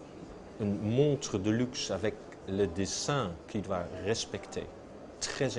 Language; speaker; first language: French; non-native, fluent; Dutch